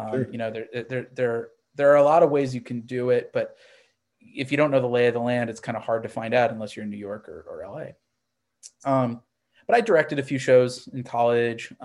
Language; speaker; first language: English; native; English